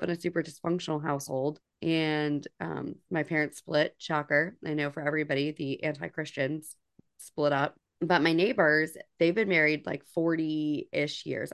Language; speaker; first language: English; native; English